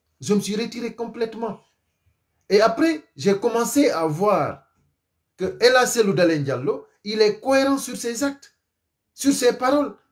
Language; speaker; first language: French; non-native, local second language; Fula